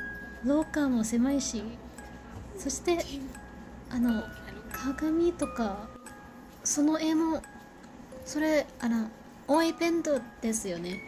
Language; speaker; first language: Japanese; non-native, learner; Thai